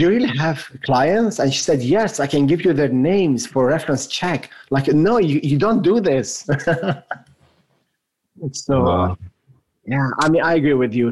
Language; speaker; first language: English; non-native, fluent; French